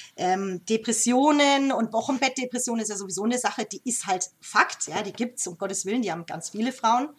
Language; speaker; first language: German; native; German